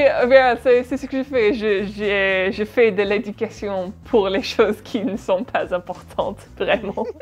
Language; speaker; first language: French; non-native, fluent; English